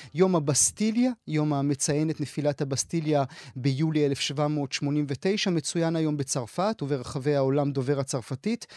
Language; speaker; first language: Hebrew; native; Hebrew